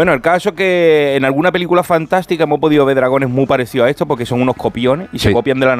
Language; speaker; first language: Spanish; native; Spanish